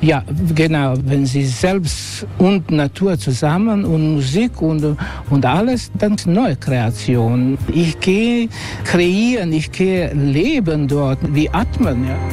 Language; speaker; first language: German; non-native, learner; Croatian